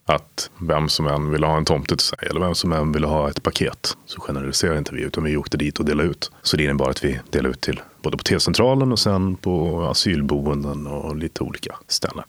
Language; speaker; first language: Swedish; native; Swedish